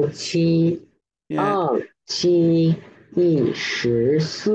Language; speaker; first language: Chinese; non-native, learner; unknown